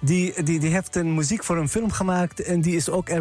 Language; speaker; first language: Dutch; non-native, fluent; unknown